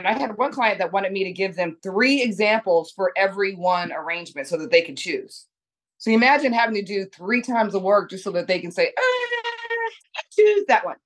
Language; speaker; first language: English; native; English